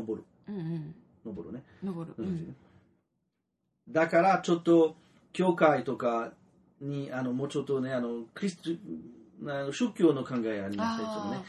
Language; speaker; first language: Japanese; non-native, learner; French